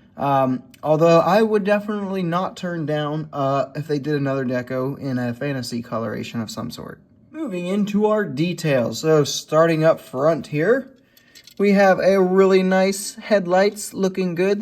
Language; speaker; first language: English; native; English